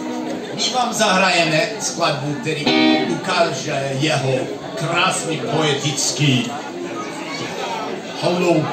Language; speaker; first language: Czech; non-native, learner; English